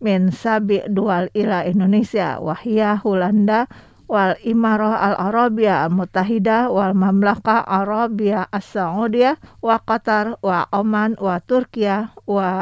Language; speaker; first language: Arabic; non-native, learner; Indonesian